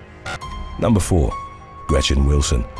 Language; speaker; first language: English; native; English